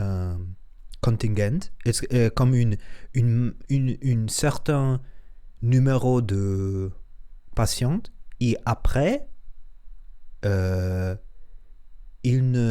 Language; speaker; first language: French; non-native, learner; Spanish